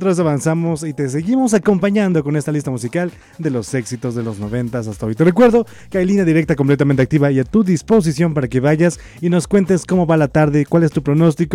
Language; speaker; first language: Spanish; native; Spanish